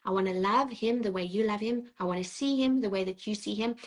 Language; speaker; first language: English; non-native, local second language; Afrikaans